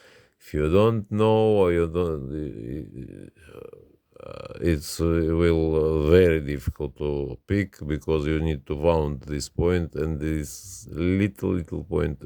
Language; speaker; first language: English; non-native, learner; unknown